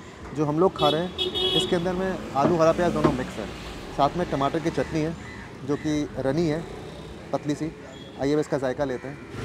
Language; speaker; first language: Hindi; native; Hindi